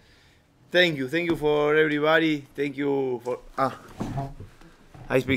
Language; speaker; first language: English; non-native, learner; Spanish